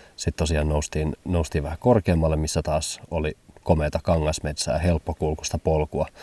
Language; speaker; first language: Finnish; early bilingual, heritage; German